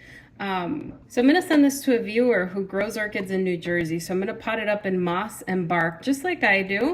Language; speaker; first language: English; native; English